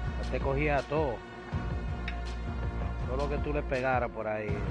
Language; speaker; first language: Spanish; native; Spanish